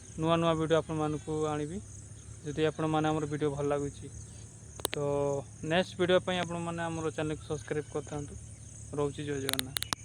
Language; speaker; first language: Odia; non-native, local second language; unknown